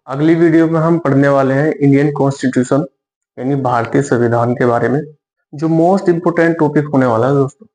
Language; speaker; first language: Hindi; native; Hindi